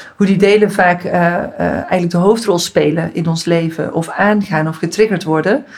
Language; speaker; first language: Dutch; native; Dutch